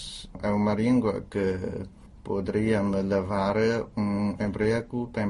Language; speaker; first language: Portuguese; non-native, fluent; Chinese